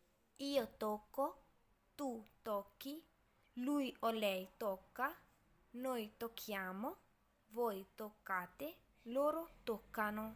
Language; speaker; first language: Italian; non-native, learner; Urdu